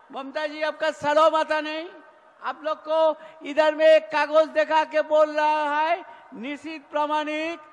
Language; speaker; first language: Hindi; non-native, local second language; Bangla